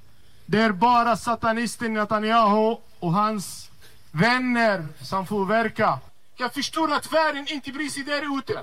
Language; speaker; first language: Swedish; non-native, fluent; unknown